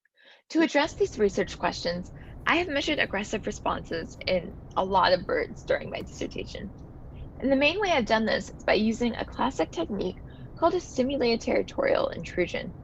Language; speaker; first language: English; native; English